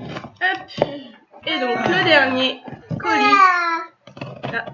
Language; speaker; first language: French; native; French